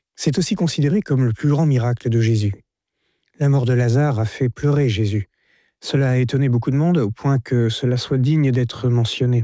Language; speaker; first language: French; native; French